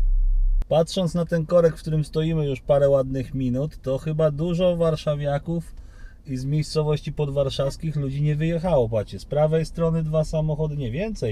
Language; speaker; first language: Polish; native; Polish